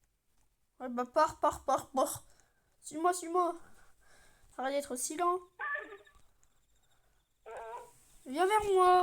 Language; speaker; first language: French; native; French